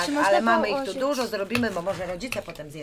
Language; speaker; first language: Polish; native; Polish